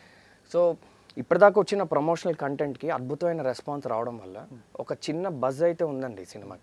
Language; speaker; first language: Telugu; native; Telugu